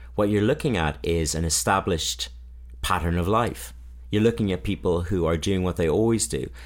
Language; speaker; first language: English; native; English